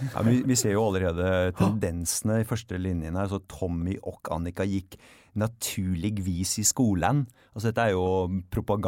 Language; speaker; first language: Norwegian; native; Norwegian